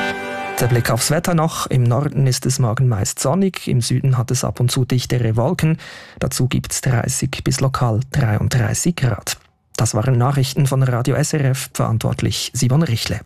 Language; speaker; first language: German; native; German